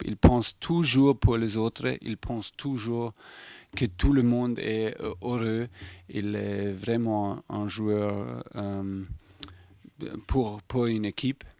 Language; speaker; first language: French; non-native, fluent; German